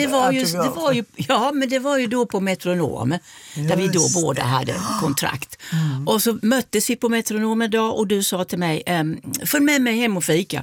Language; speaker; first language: Swedish; native; Swedish